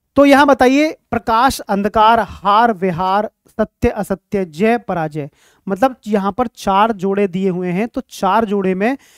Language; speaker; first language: Hindi; native; Hindi